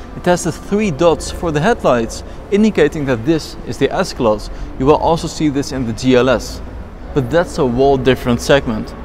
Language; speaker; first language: English; non-native, fluent; Dutch